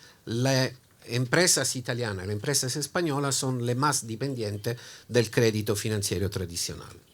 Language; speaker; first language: Spanish; non-native, learner; Italian